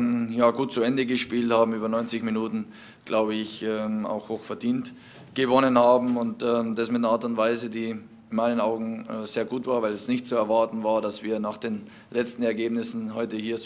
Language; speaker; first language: German; native; German